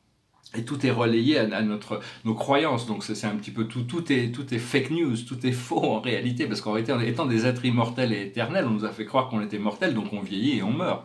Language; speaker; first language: French; native; French